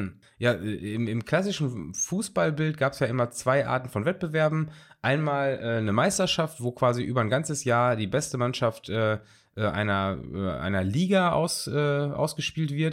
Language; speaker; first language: German; native; German